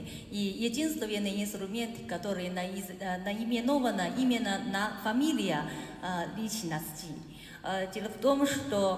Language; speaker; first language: Russian; non-native, learner; Chinese